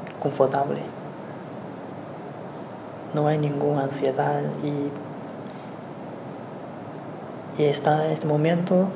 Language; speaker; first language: Spanish; non-native, learner; Chinese